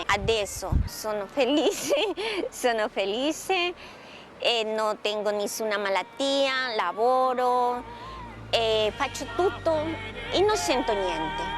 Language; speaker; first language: Italian; non-native, learner; Spanish